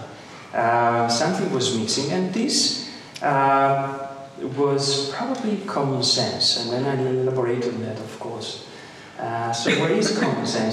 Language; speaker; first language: English; non-native, fluent; Italian